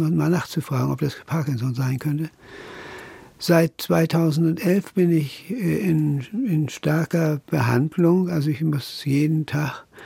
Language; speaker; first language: German; native; German